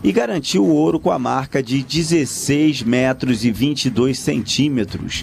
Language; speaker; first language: Portuguese; native; Portuguese